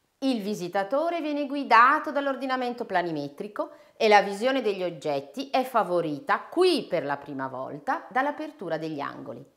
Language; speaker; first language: Italian; native; Italian